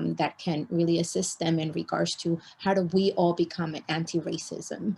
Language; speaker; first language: English; early bilingual, other home language; Spanish